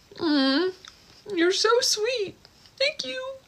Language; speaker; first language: English; native; English